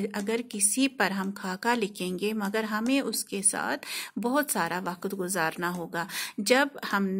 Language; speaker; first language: Urdu; non-native, local second language; Kashmiri